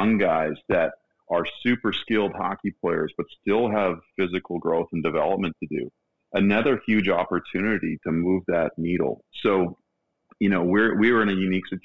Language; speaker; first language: English; native; English